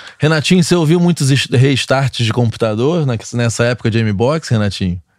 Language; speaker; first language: Portuguese; native; Portuguese